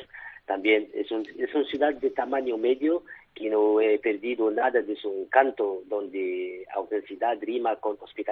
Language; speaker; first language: Spanish; non-native, fluent; Arabic